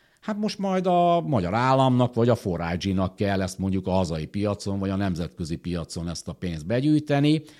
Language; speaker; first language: Hungarian; native; Hungarian